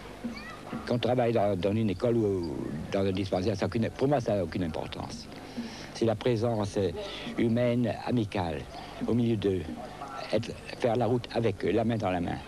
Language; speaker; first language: French; native; French